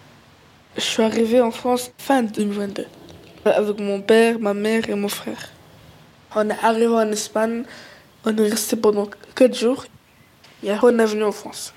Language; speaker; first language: French; early bilingual, other home language; Arabic